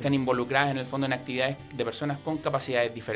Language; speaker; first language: Spanish; native; Spanish